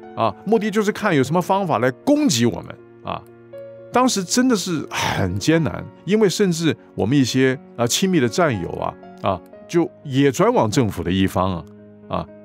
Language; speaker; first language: Chinese; non-native, local second language; Cantonese